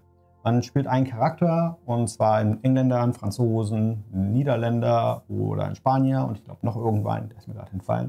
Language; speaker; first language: German; native; German